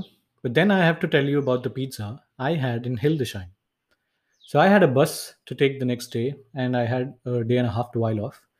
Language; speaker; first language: English; non-native, local second language; Tamil